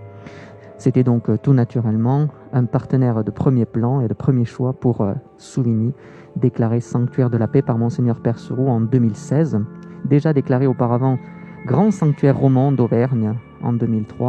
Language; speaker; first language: French; native; French